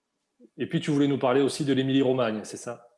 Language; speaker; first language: French; native; French